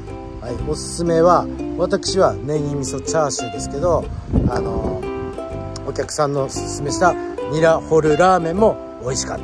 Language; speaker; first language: Japanese; native; Japanese